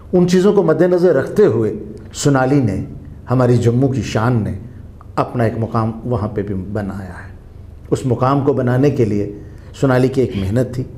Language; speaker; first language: Hindi; native; Hindi